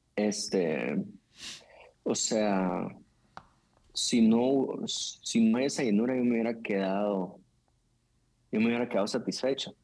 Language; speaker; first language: Spanish; native; Spanish